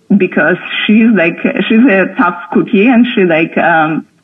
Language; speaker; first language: English; non-native, fluent; Russian